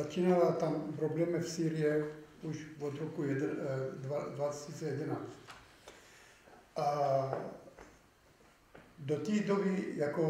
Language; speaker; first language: Czech; non-native, local second language; Arabic